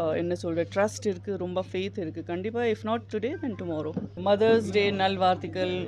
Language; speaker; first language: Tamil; non-native, fluent; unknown